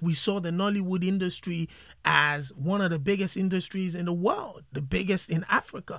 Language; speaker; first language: English; non-native, local second language; Yoruba